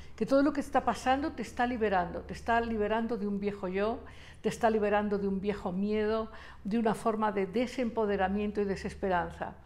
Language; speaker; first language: Spanish; native; Spanish